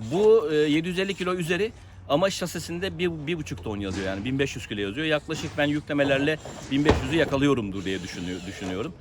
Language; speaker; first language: Turkish; early bilingual, heritage; Turkish